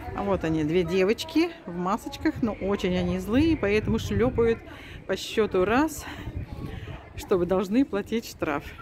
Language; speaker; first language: Russian; native; Russian